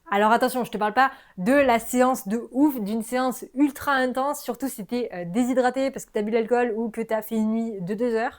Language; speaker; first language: French; native; French